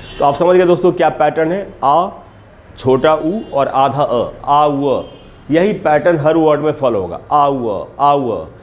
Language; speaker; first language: Hindi; native; Hindi